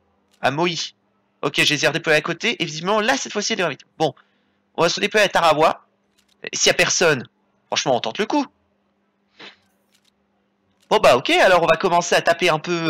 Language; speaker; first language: French; native; French